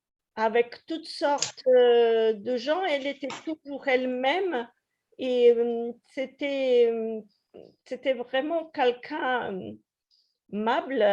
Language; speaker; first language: French; non-native, fluent; Polish